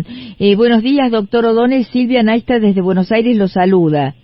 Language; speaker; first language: Spanish; native; Spanish